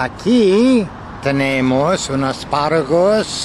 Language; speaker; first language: Spanish; non-native, learner; English